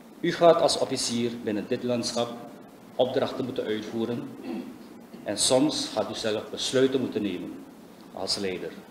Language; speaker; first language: Dutch; native; Dutch